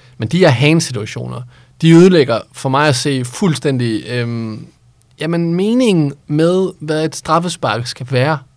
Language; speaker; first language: Danish; native; Danish